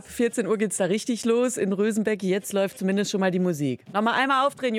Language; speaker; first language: German; native; German